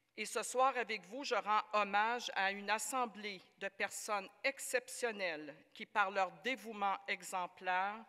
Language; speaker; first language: French; native; French